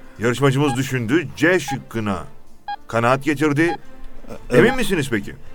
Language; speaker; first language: Turkish; native; Turkish